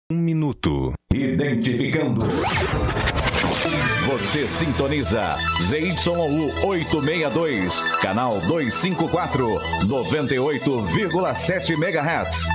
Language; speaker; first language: Portuguese; native; Portuguese